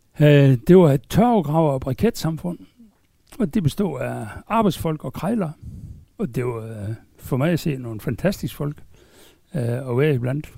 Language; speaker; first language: Danish; native; Danish